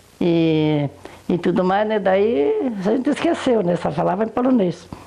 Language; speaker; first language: Portuguese; non-native, local second language; Polish